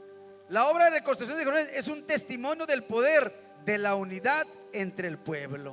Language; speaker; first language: Spanish; native; Spanish